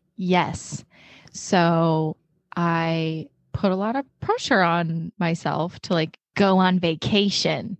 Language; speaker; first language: English; native; English